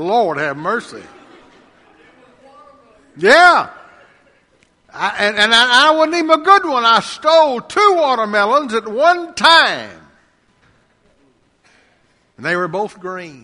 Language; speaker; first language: English; native; English